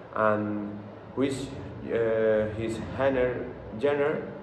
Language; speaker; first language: English; non-native, learner; Spanish